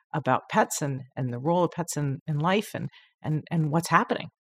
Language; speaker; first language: English; native; English